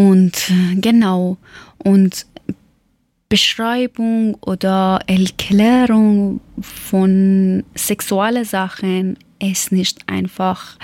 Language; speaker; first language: German; non-native, learner; Persian